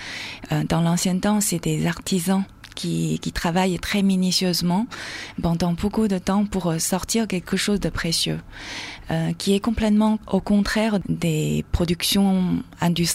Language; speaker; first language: French; non-native, fluent; Chinese